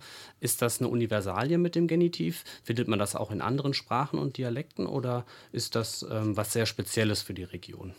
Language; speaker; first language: German; native; German